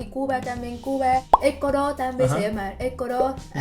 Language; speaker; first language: Spanish; non-native, learner; Vietnamese